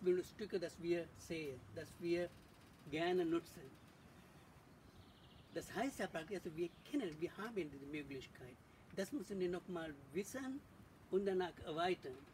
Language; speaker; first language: German; non-native, learner; Sinhala